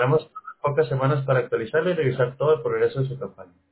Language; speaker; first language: Spanish; native; Spanish